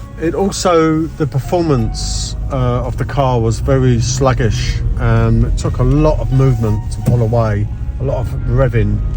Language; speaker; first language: English; native; English